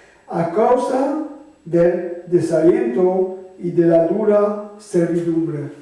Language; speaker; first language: Spanish; non-native, fluent; French